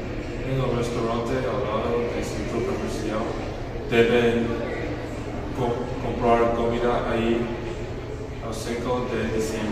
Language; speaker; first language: Spanish; non-native, learner; English